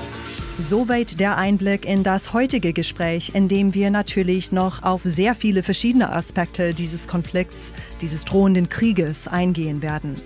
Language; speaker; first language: German; native; German